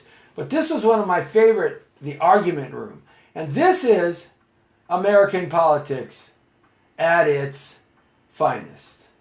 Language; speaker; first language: English; native; English